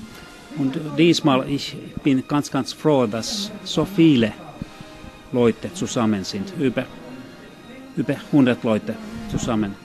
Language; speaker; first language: German; non-native, fluent; Finnish